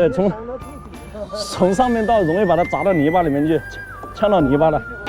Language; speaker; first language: Chinese; native; Chinese